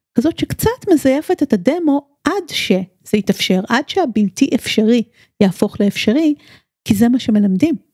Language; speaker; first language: Hebrew; native; Hebrew